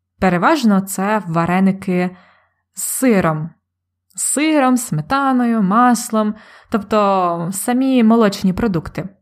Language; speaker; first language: Ukrainian; native; Ukrainian